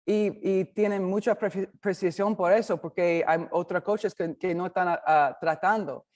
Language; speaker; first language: Spanish; non-native, learner; English